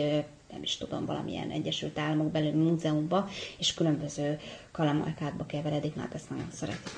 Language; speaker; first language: Hungarian; native; Hungarian